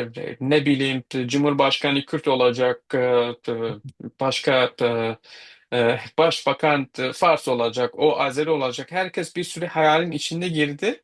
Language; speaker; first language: Turkish; non-native, fluent; Kurdish